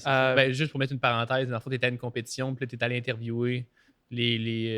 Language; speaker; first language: French; native; French